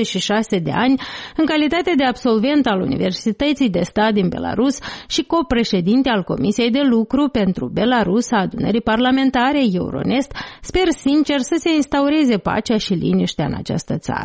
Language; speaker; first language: Romanian; native; Romanian